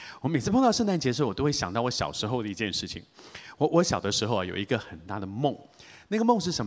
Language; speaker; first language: Chinese; native; Chinese